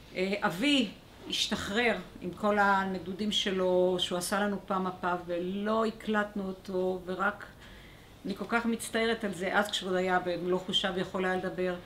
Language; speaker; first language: Hebrew; early bilingual, other home language; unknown